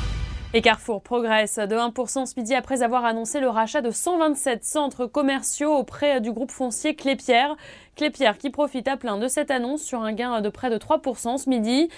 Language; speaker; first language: French; native; French